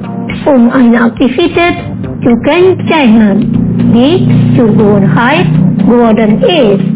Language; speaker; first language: German; non-native, fluent; Indonesian